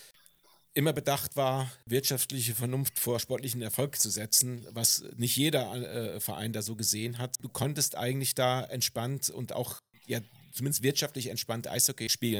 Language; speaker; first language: German; native; German